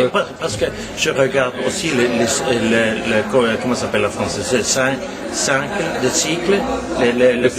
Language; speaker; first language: French; non-native, learner; Norwegian